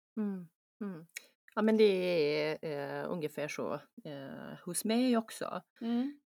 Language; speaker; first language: Swedish; non-native, fluent; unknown